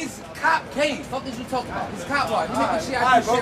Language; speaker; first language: English; native; English